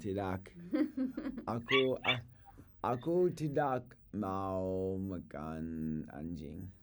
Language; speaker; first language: Indonesian; non-native, learner; English